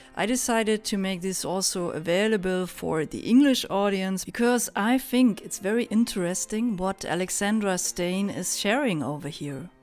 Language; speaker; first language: English; non-native, fluent; German